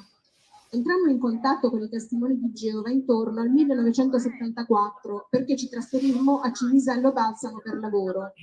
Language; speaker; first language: Italian; native; Italian